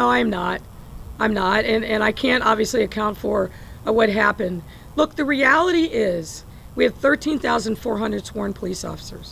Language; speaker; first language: English; native; English